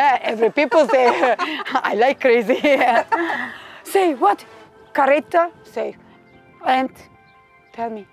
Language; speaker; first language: English; non-native, learner; Turkish